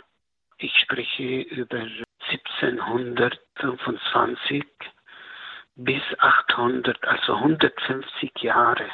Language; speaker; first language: German; non-native, learner; Arabic